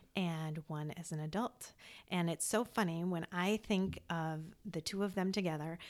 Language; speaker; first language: English; native; English